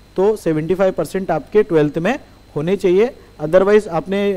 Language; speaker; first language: Hindi; non-native, local second language; Marathi